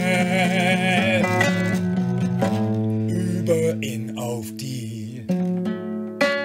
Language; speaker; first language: German; native; German